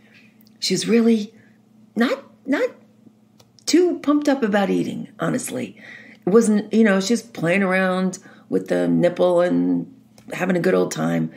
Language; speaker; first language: English; native; English